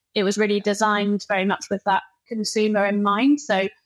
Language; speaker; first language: English; native; English